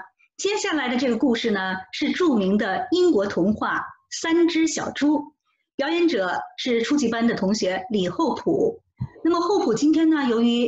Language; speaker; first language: Chinese; native; Chinese